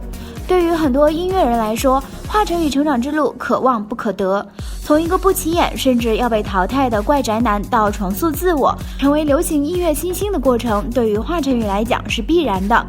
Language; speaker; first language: Chinese; native; Chinese